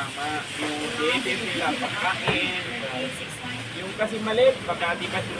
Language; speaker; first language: Filipino; non-native, learner; Punjabi